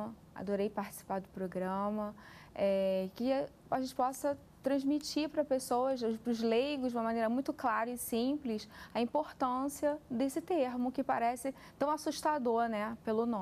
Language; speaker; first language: Portuguese; native; Portuguese